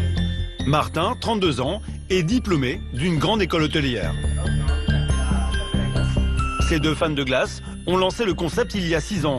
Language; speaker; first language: French; native; French